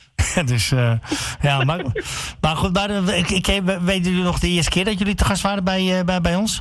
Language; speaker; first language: Dutch; native; Dutch